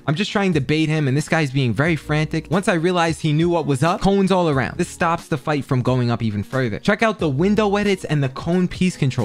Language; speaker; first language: English; native; English